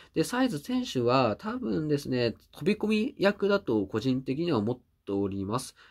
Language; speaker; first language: Japanese; native; Japanese